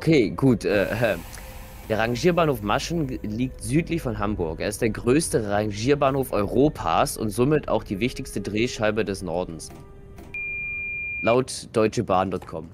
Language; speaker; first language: German; native; German